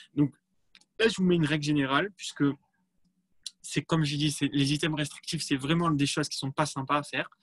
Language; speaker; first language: French; native; French